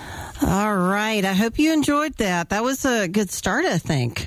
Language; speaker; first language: English; native; English